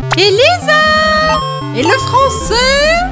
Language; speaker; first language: French; non-native, fluent; Portuguese